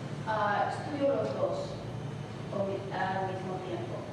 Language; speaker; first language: Spanish; non-native, learner; English